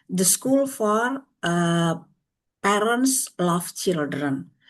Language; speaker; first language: English; non-native, learner; Indonesian